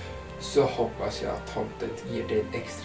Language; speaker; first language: Swedish; native; Swedish